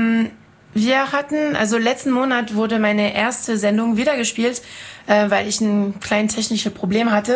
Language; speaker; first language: German; non-native, fluent; French